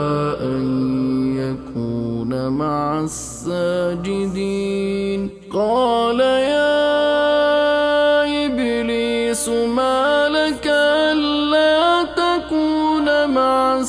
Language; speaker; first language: Arabic; native; Arabic